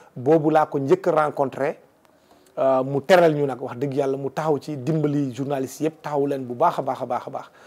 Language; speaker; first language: Wolof; non-native, local second language; Fula